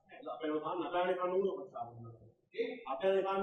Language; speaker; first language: Italian; native; Italian